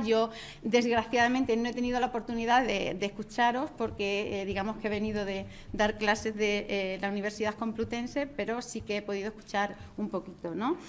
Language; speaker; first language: Spanish; native; Spanish